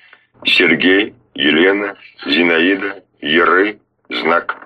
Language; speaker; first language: Russian; native; Russian